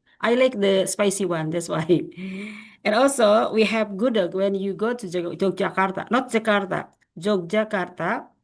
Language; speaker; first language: English; non-native, fluent; Indonesian